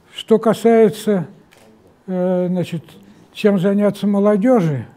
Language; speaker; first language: Russian; native; Russian